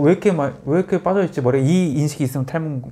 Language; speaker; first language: Korean; native; Korean